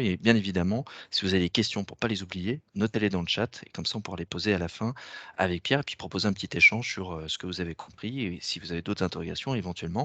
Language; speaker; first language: French; native; French